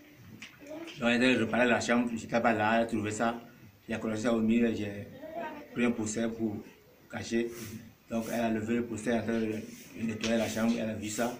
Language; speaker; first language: French; non-native, local second language; Ewe